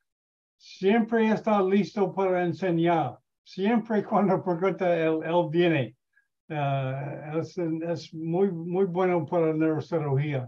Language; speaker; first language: Spanish; non-native, learner; English